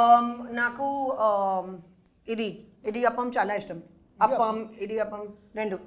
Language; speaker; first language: Telugu; non-native, fluent; Hindi